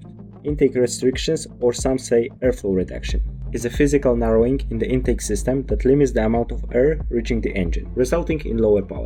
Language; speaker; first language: English; non-native, fluent; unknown